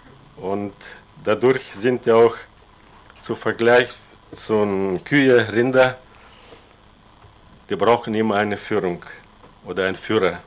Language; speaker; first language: German; non-native, fluent; Russian